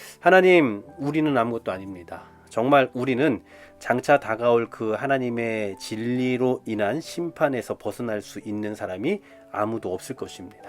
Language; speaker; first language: Korean; native; Korean